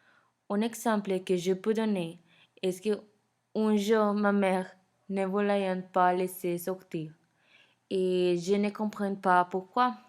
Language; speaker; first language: French; non-native, learner; Spanish